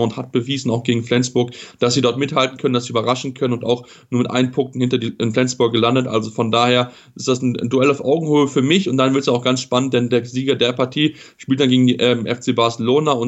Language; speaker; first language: German; native; German